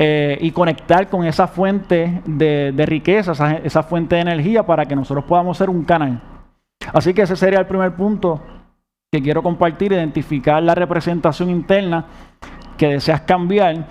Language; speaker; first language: Spanish; native; Spanish